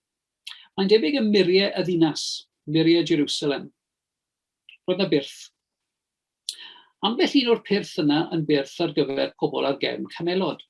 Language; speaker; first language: Welsh; native; Welsh